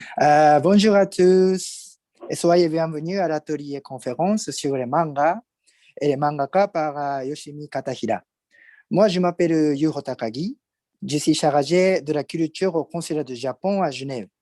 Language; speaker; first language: French; non-native, fluent; Japanese